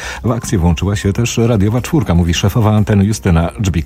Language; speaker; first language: Polish; native; Polish